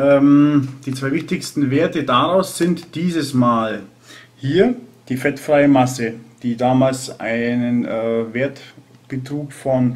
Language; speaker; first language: German; native; German